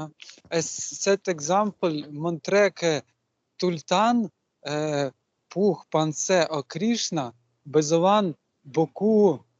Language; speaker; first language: French; non-native, learner; Russian